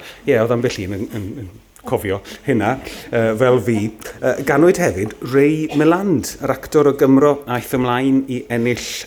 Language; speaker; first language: Welsh; native; Welsh